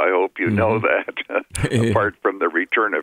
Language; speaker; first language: English; native; English